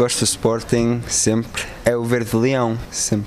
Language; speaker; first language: Portuguese; early bilingual, heritage; Portuguese